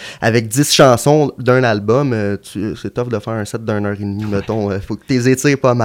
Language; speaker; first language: French; native; French